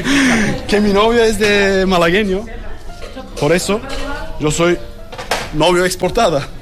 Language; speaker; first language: Spanish; non-native, learner; Turkish